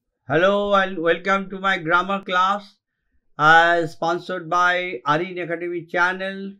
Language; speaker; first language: English; non-native, local second language; Bangla